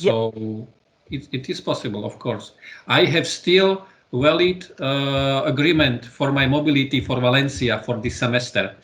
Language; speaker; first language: English; non-native, fluent; Slovak